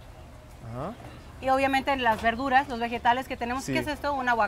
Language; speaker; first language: Spanish; native; Spanish